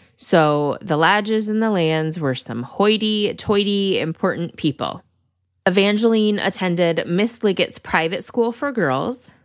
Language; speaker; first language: English; native; English